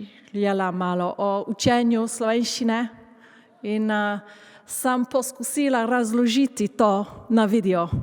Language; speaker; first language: Slovenian; non-native, learner; English